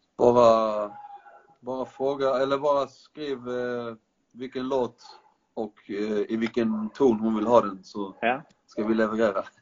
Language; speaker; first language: Swedish; early bilingual, other home language; Persian